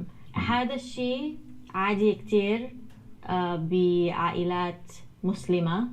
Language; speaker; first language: Arabic; non-native, learner; English